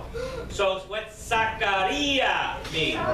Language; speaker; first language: Spanish; non-native, fluent; English